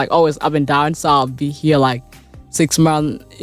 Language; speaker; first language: English; native; English